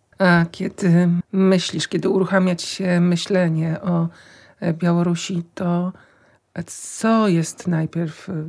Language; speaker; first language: Polish; native; Polish